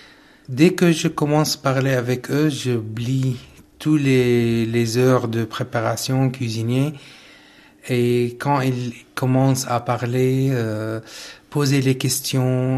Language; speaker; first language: French; non-native, learner; Arabic